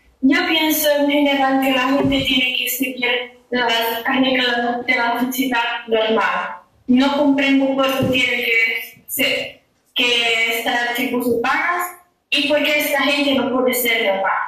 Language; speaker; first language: Spanish; non-native, learner; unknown